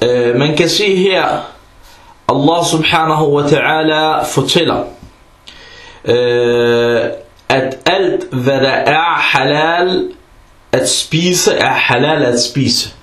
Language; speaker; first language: Danish; early bilingual, other home language; Arabic